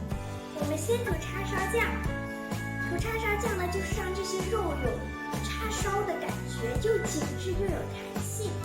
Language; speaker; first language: Chinese; early bilingual, heritage; Chinese